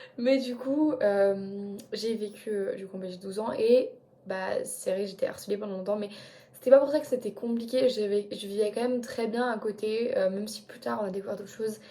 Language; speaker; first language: French; native; French